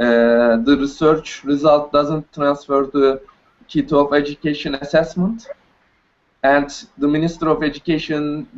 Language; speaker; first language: English; non-native, learner; Turkish